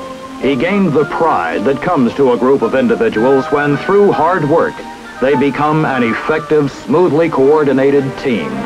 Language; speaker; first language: English; native; English